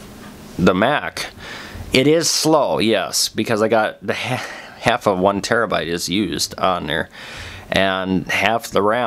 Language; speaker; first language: English; native; English